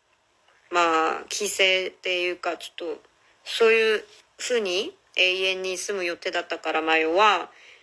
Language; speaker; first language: Japanese; non-native, fluent; Korean